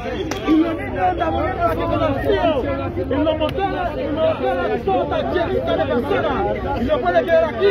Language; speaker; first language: Spanish; non-native, learner; Haitian Creole